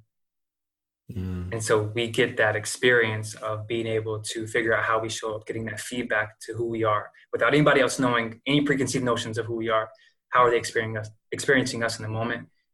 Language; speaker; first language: English; native; English